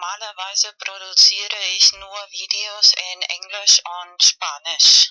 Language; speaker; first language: German; non-native, fluent; Spanish